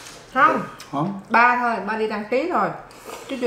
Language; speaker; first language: Vietnamese; native; Vietnamese